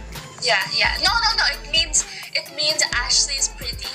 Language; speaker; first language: English; non-native, local second language; Filipino